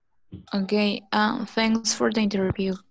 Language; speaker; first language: English; non-native, learner; Spanish